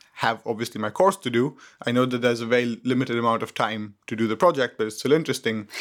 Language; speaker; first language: English; non-native, local second language; Hindi